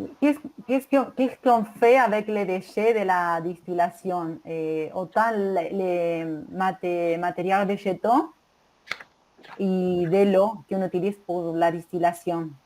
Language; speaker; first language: French; non-native, learner; Spanish